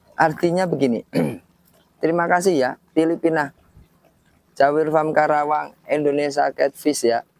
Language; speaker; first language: Indonesian; native; Indonesian